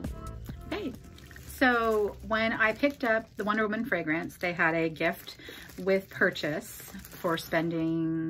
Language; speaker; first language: English; native; English